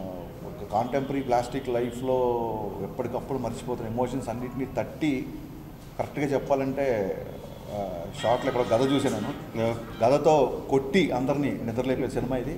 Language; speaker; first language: Telugu; native; Telugu